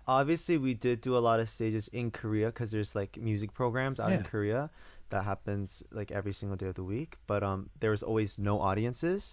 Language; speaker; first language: English; early bilingual, other home language; Korean